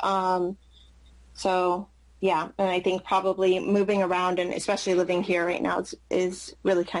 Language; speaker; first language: English; early bilingual, other home language; Arabic